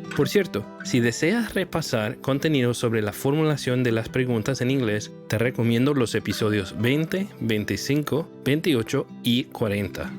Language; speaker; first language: Spanish; non-native, fluent; English